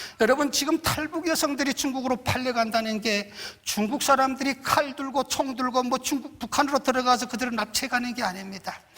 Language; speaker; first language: Korean; native; Korean